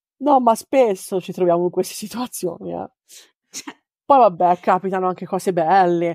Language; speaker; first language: Italian; native; Italian